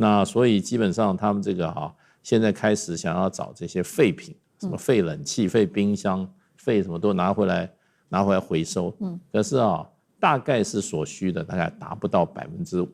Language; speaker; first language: Chinese; native; Chinese